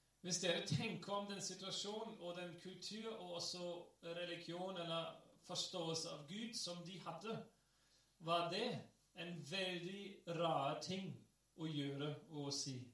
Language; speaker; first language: Norwegian; non-native, fluent; English